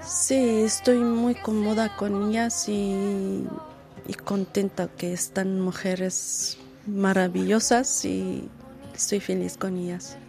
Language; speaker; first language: Spanish; non-native, learner; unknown